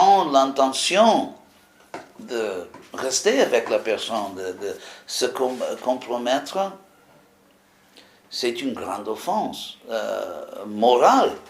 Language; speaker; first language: French; non-native, fluent; English